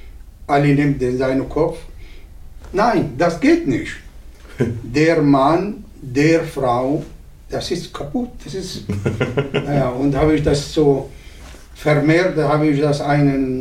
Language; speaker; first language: German; non-native, learner; Arabic